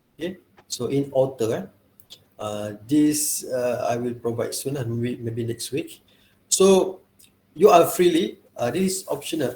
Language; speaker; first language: English; non-native, local second language; Malay